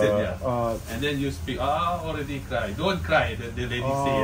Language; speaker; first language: English; non-native, local second language; Malay